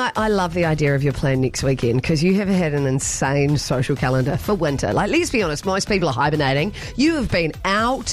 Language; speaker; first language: English; native; English